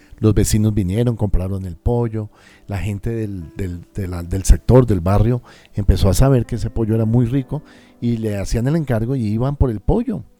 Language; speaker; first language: Spanish; native; Spanish